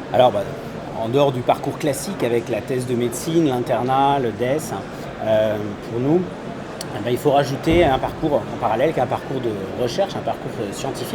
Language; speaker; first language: French; native; French